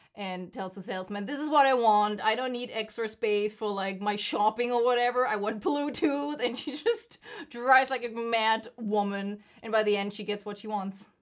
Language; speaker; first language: English; non-native, fluent; German